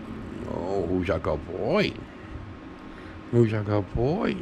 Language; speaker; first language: English; native; English